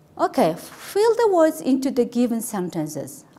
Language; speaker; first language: English; non-native, learner; Mongolian